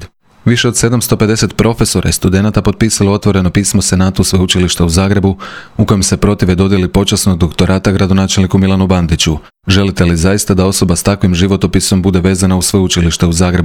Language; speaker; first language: Croatian; native; Croatian